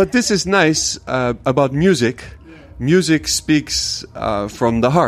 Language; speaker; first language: English; non-native, fluent; Dutch